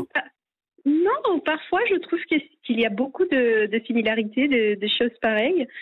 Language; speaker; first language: French; non-native, fluent; Spanish